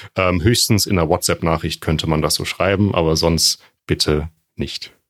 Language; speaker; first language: German; native; German